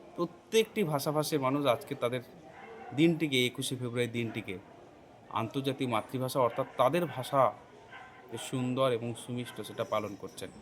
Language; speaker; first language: Bangla; native; Bangla